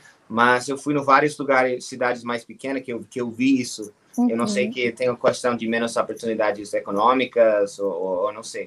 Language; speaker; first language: Portuguese; non-native, learner; English